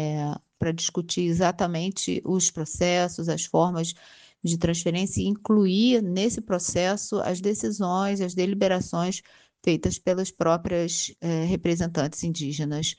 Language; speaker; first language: Portuguese; native; Portuguese